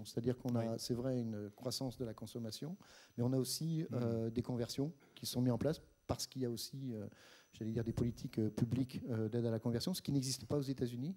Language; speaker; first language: French; native; French